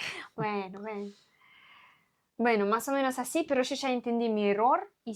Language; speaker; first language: Spanish; non-native, learner; Russian